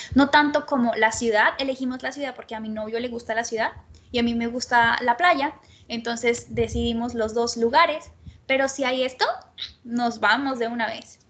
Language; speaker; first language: Spanish; native; Spanish